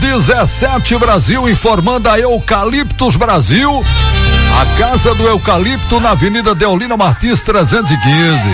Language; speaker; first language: Portuguese; native; Portuguese